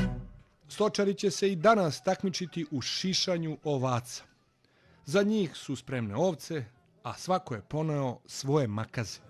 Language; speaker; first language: Bosnian; native; Bosnian